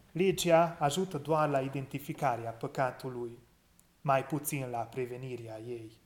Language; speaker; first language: Romanian; non-native, local second language; Hungarian